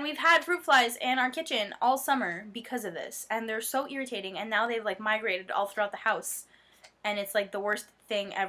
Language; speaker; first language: English; native; English